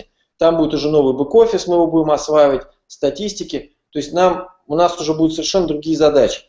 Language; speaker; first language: Russian; native; Russian